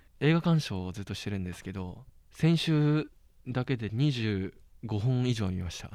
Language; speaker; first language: Japanese; native; Japanese